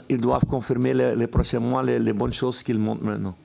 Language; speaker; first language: French; non-native, fluent; Dutch